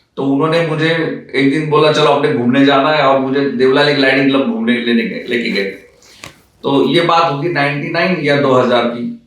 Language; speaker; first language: Hindi; non-native, local second language; Marathi